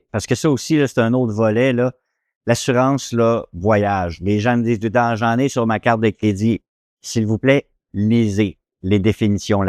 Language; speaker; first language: French; native; French